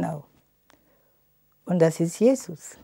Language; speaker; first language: German; non-native, fluent; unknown